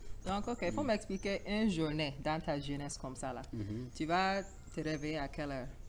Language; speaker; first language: French; non-native, learner; English